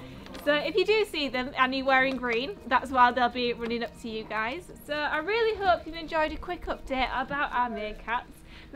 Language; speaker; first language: English; native; English